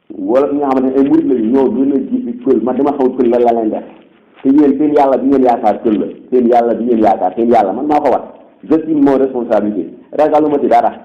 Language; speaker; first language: Wolof; non-native, local second language; Fula